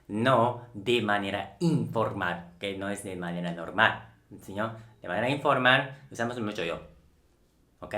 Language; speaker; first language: Spanish; non-native, local second language; Japanese